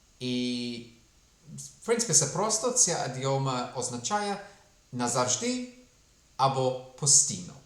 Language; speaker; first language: Ukrainian; non-native, fluent; English